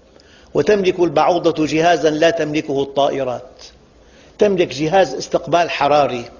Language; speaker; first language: Arabic; native; Arabic